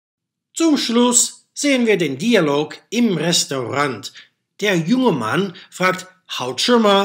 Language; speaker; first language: German; non-native, fluent; Dutch